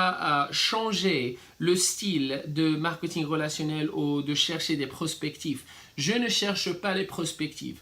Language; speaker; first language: French; non-native, fluent; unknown